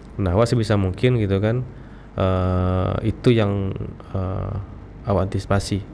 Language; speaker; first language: Indonesian; non-native, local second language; Minangkabau